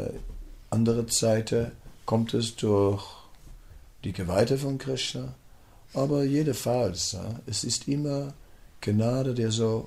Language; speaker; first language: German; non-native, fluent; Dutch